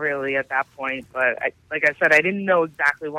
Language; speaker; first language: English; native; English